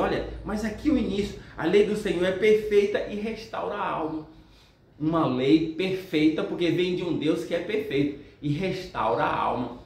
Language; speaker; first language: Portuguese; native; Portuguese